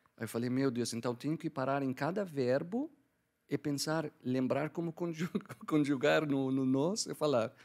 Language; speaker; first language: Portuguese; non-native, fluent; Arabic